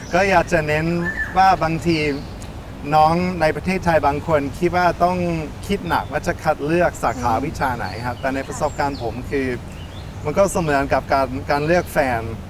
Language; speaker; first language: Thai; non-native, fluent; English